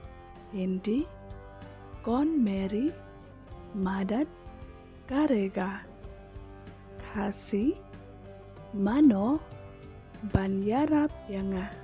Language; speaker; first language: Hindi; non-native, local second language; Khasi